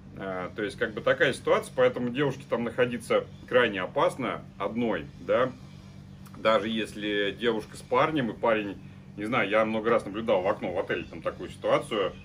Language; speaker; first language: Russian; native; Russian